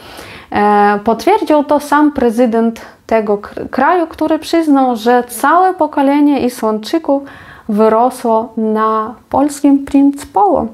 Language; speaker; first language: Polish; non-native, fluent; Ukrainian